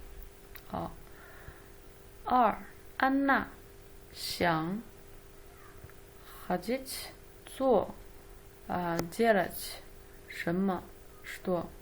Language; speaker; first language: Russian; non-native, learner; Chinese